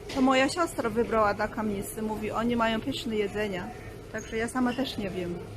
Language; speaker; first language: Polish; non-native, learner; Chinese